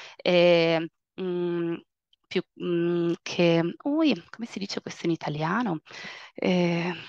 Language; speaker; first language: Italian; native; Italian